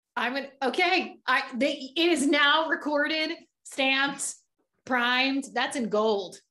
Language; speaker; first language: English; native; English